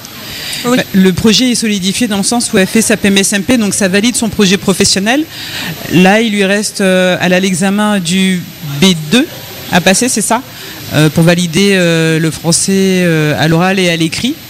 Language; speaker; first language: French; native; French